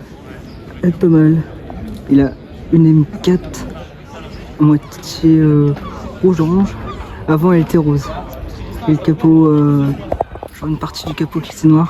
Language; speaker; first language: French; native; French